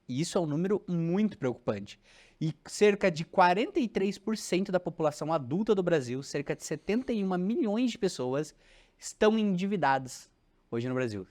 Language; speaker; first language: Portuguese; native; Portuguese